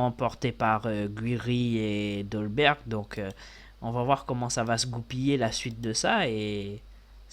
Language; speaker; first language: French; native; French